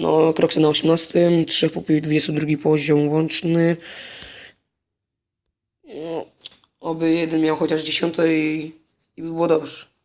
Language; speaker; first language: Polish; native; Polish